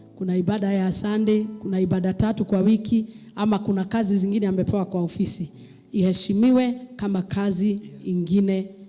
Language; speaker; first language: Swahili; non-native, local second language; Kikuyu